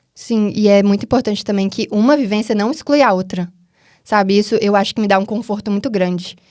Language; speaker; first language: Portuguese; native; Portuguese